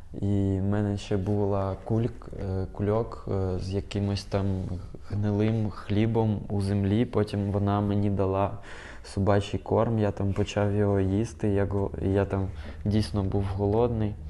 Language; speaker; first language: Ukrainian; non-native, local second language; Russian